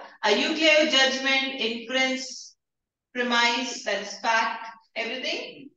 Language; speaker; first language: English; non-native, local second language; Hindi